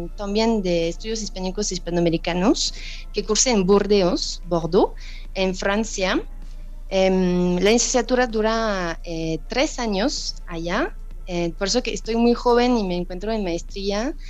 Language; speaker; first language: Spanish; non-native, fluent; French